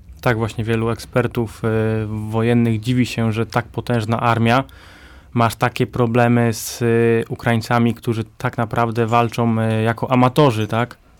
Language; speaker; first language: Polish; native; Polish